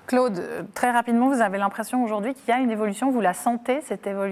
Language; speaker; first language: French; native; French